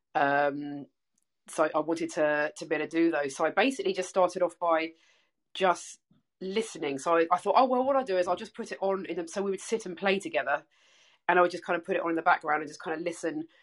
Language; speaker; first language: English; native; English